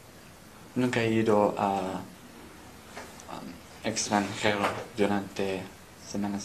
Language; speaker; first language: Spanish; non-native, learner; English